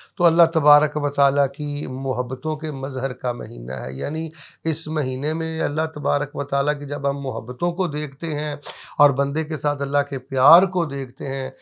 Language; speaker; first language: Urdu; native; Urdu